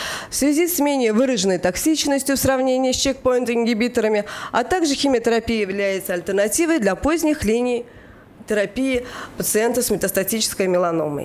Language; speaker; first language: Russian; native; Russian